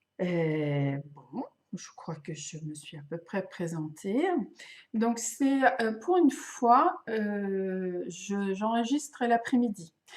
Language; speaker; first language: French; non-native, fluent; Swedish